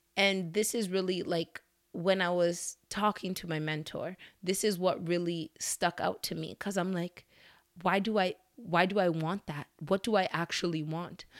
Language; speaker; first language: English; early bilingual, other home language; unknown